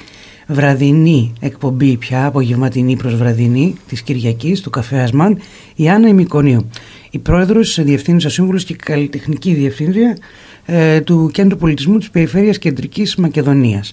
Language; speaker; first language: Greek; native; Greek